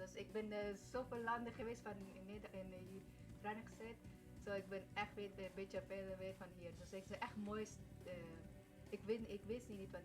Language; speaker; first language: Dutch; early bilingual, other home language; Persian